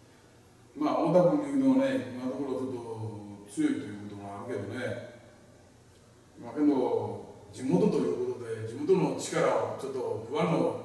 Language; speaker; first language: Japanese; native; Japanese